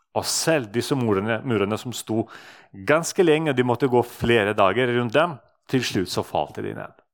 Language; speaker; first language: Norwegian; non-native, fluent; Russian